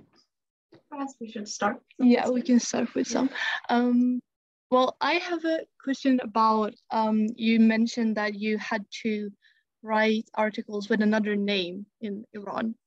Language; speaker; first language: English; non-native, fluent; Swedish